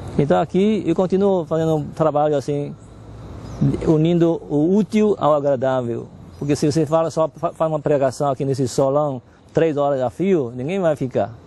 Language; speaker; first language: Portuguese; non-native, fluent; Chinese